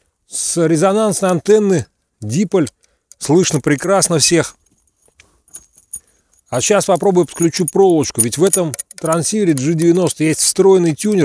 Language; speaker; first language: Russian; native; Russian